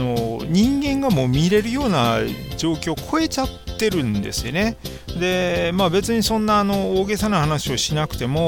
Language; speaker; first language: Japanese; native; Japanese